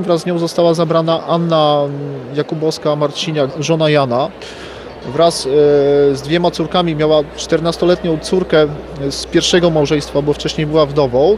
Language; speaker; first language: Polish; native; Polish